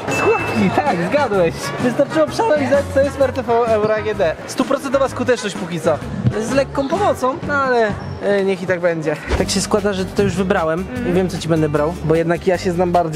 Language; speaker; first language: Polish; native; Polish